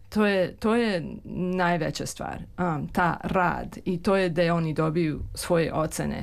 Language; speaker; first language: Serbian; early bilingual, heritage; Serbian